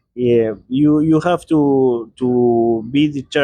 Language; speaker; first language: English; non-native, learner; Spanish